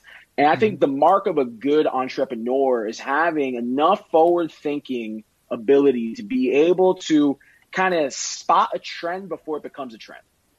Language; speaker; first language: English; native; English